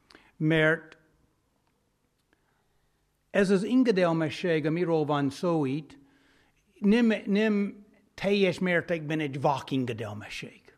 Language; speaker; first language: Hungarian; non-native, fluent; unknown